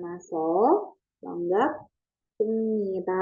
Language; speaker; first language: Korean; non-native, learner; Indonesian